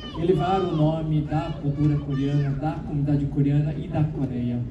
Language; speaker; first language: Portuguese; early bilingual, other home language; Korean